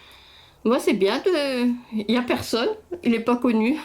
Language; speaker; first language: French; native; French